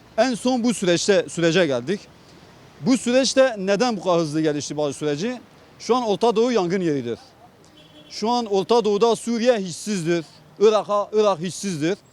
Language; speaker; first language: Turkish; non-native, local second language; Kurdish